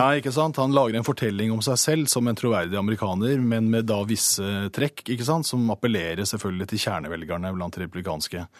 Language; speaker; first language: Norwegian; native; Norwegian